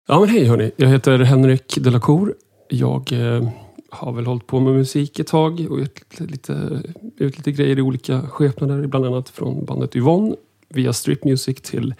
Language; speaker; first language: Swedish; native; Swedish